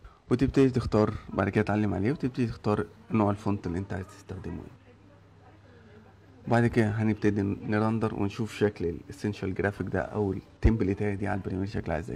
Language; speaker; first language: Arabic; native; Arabic